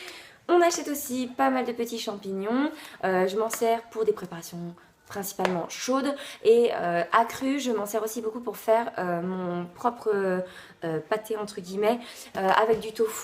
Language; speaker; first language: French; native; French